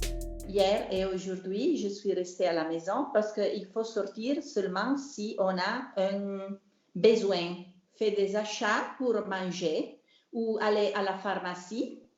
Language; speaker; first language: French; non-native, learner; Italian